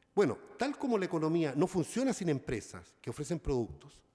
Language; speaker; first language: Spanish; native; Spanish